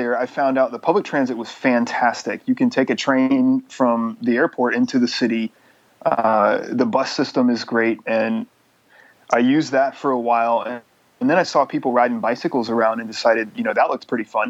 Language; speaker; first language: English; native; English